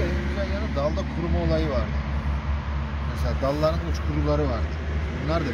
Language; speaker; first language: Turkish; native; Turkish